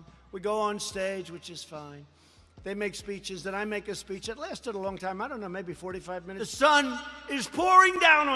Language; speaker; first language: English; native; English